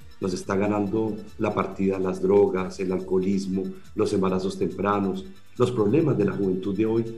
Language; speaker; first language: Spanish; native; Spanish